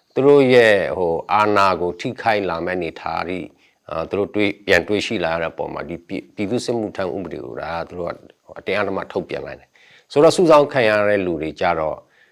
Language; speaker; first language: Burmese; non-native, local second language; S'gaw Karen